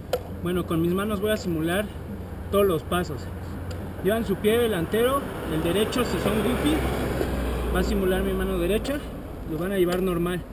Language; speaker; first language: Spanish; native; Spanish